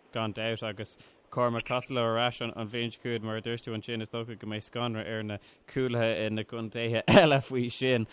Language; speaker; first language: Irish; non-native, local second language; English